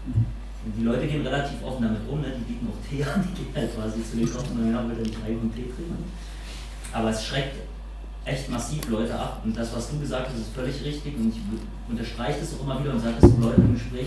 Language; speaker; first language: German; native; German